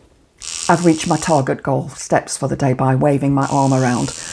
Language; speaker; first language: English; native; English